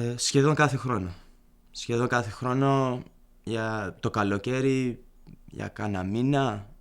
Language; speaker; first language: Greek; early bilingual, heritage; Greek